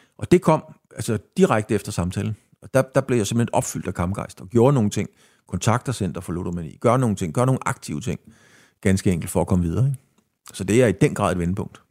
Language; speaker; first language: Danish; native; Danish